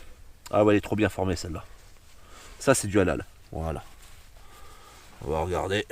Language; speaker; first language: French; native; French